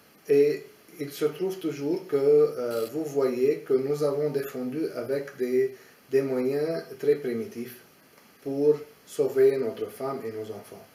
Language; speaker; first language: French; non-native, fluent; Aramaic